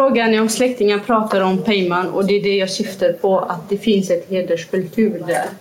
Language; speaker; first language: Swedish; non-native, fluent; Kurdish